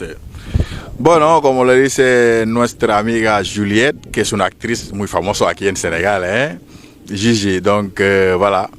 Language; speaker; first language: Spanish; non-native, fluent; Wolof